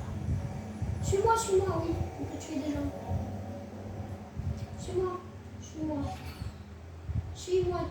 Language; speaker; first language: French; native; French